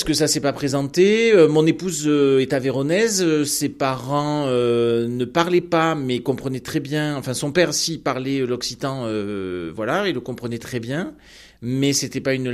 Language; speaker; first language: French; non-native, local second language; Occitan